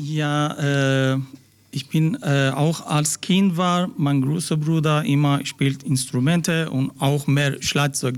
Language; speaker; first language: German; non-native, learner; Persian